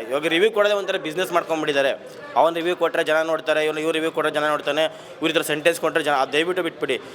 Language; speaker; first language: Kannada; native; Kannada